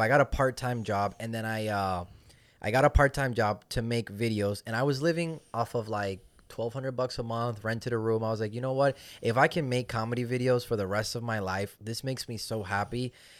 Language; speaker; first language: English; non-native, local second language; Spanish